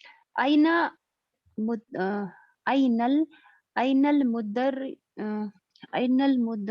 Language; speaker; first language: Arabic; non-native, learner; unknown